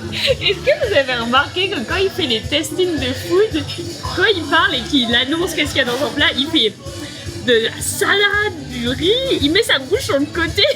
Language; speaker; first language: French; native; French